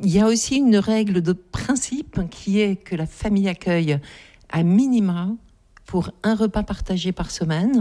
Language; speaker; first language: French; native; French